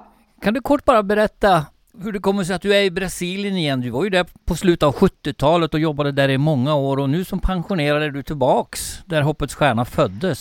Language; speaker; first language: Swedish; native; Swedish